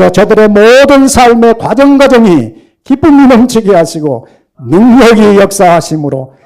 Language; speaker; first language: Korean; native; Korean